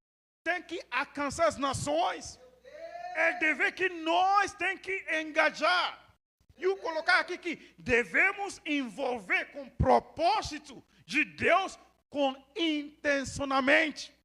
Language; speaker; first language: Portuguese; non-native, learner; Yoruba